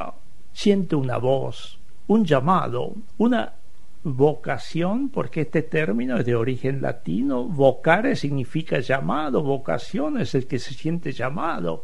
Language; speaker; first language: Spanish; native; Spanish